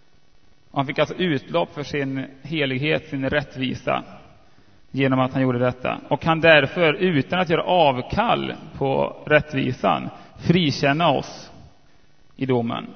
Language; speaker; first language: Swedish; native; Swedish